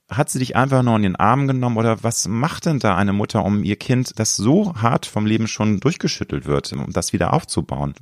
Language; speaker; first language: German; native; German